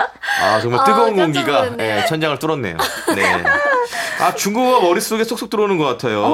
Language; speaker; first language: Korean; native; Korean